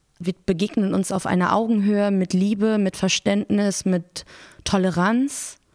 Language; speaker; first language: German; early bilingual, other home language; Persian